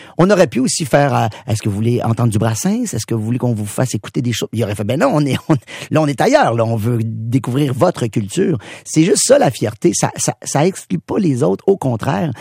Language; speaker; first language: French; native; French